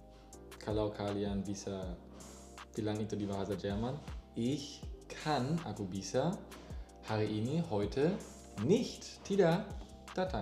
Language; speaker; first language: Indonesian; non-native, learner; German